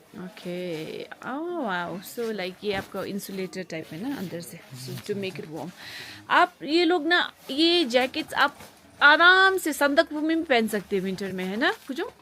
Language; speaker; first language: Hindi; non-native, local second language; Nepali